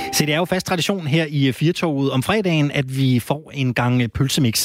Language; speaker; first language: Danish; native; Danish